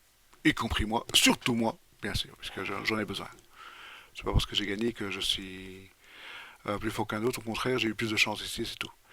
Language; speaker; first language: French; native; French